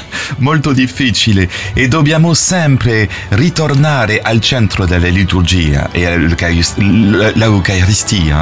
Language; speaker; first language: Italian; non-native, fluent; French